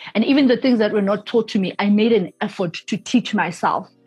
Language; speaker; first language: English; non-native, local second language; Zulu